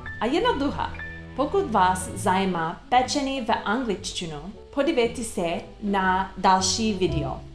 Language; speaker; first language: Czech; non-native, learner; English